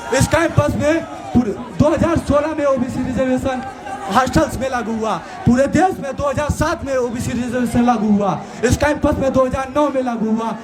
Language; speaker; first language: Hindi; native; Hindi